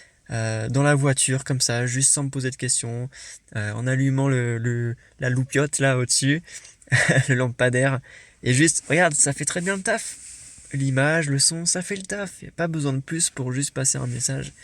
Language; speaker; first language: French; native; French